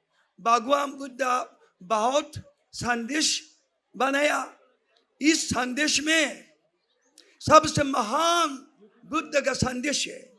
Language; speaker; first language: Hindi; non-native, fluent; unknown